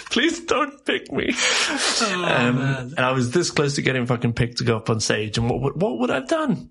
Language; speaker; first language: English; native; English